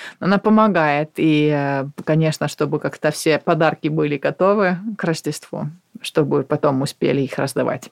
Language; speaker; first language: Russian; non-native, fluent; Finnish